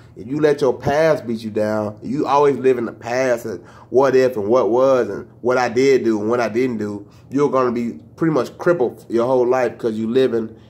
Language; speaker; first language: English; native; English